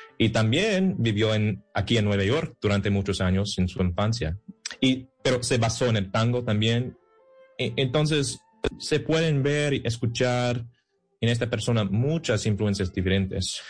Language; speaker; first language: Spanish; non-native, fluent; English